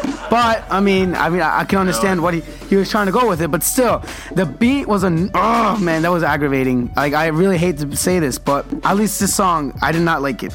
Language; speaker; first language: English; early bilingual, other home language; Spanish